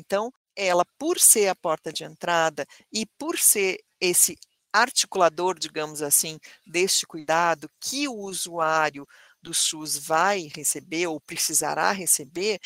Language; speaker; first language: Portuguese; native; Portuguese